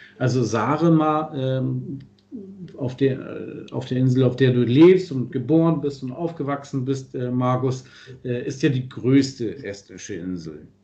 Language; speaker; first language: German; native; German